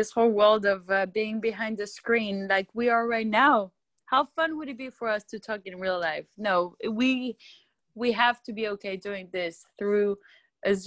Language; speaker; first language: English; non-native, fluent; French